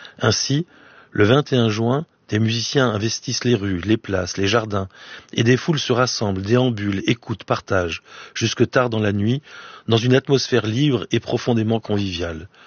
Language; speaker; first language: French; native; French